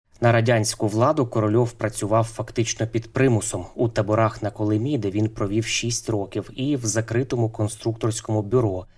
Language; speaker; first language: Ukrainian; native; Ukrainian